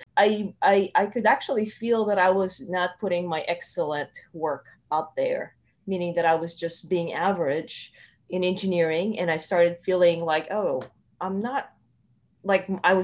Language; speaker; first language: English; non-native, local second language; Filipino